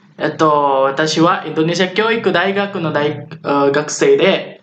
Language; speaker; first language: Japanese; non-native, learner; Indonesian